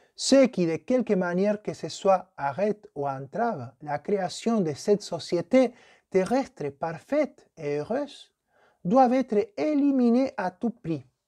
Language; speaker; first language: French; non-native, fluent; Spanish